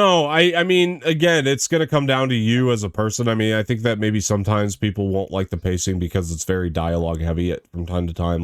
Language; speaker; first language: English; native; English